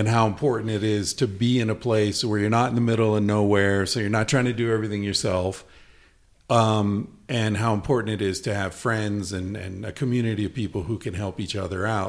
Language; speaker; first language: English; native; English